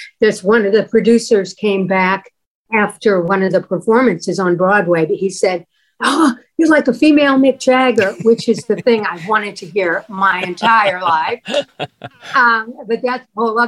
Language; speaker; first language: English; native; English